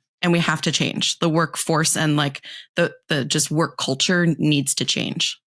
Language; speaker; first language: English; native; English